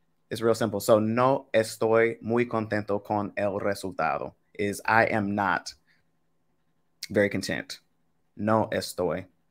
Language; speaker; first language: Spanish; non-native, fluent; English